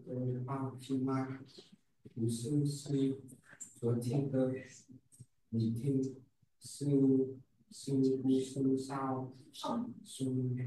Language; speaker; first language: Chinese; non-native, learner; Vietnamese